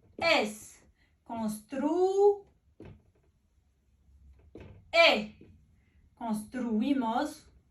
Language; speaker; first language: Spanish; non-native, fluent; Arabic